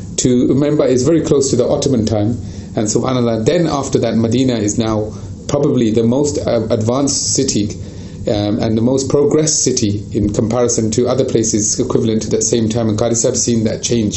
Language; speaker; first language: English; early bilingual, other home language; Urdu